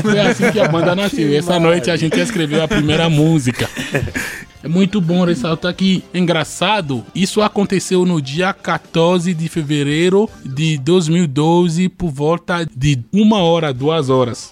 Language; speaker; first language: Portuguese; non-native, fluent; Fon